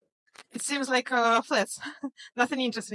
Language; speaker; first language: English; non-native, fluent; Russian